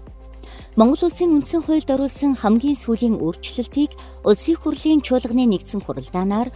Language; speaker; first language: Mongolian; native; Mongolian